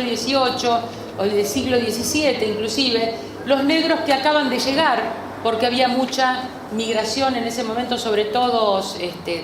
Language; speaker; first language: Spanish; native; Spanish